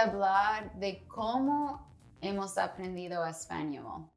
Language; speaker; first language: Spanish; non-native, learner; English